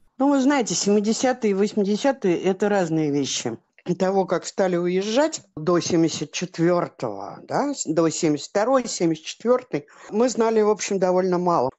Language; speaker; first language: Russian; native; Russian